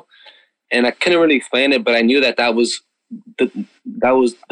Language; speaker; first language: English; native; English